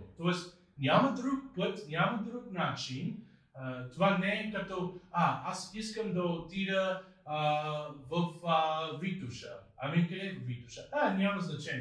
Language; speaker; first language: Bulgarian; non-native, fluent; English